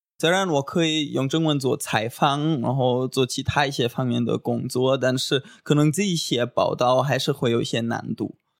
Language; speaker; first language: Chinese; non-native, fluent; German